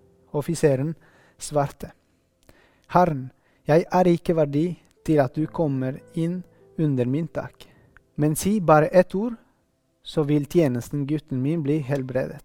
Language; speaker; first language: Norwegian; non-native, fluent; Spanish